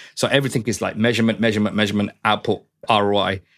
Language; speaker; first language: English; native; English